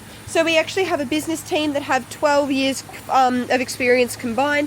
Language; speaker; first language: English; native; English